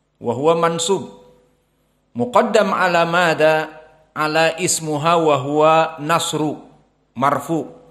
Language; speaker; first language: Arabic; non-native, fluent; Indonesian